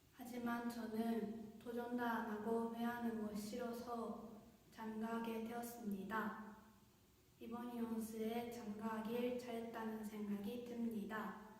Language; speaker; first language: Korean; non-native, learner; Japanese